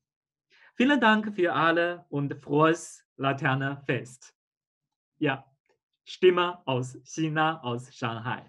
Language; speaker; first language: German; non-native, fluent; Chinese